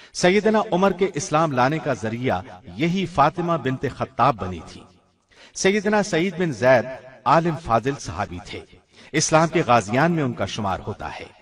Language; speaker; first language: Urdu; native; Urdu